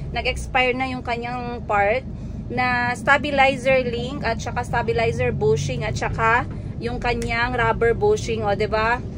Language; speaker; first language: Filipino; non-native, local second language; Cebuano